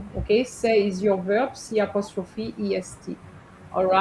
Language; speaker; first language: French; non-native, fluent; English